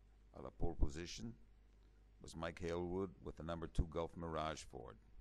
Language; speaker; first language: English; early bilingual, other home language; Italian